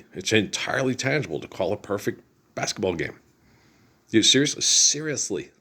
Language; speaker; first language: English; native; English